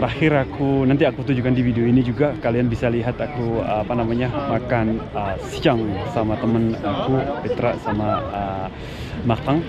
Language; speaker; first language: Indonesian; non-native, local second language; Javanese